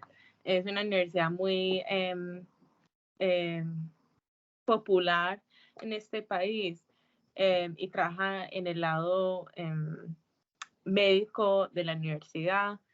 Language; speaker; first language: Spanish; early bilingual, heritage; Spanish